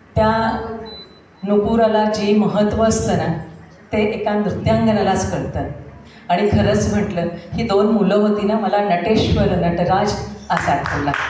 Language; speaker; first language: Marathi; non-native, local second language; Gujarati